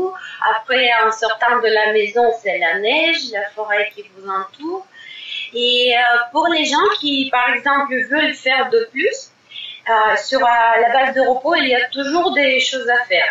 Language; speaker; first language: French; non-native, fluent; Russian